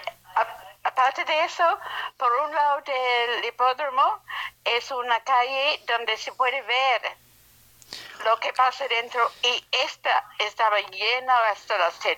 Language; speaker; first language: Spanish; non-native, fluent; English